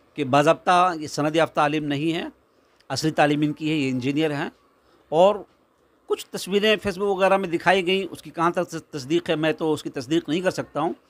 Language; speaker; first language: Hindi; native; Hindi